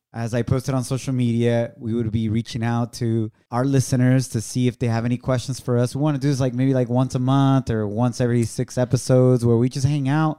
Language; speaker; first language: English; early bilingual, other home language; Spanish